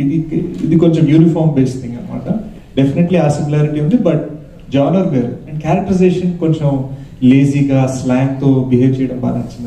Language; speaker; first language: Telugu; early bilingual, heritage; Telugu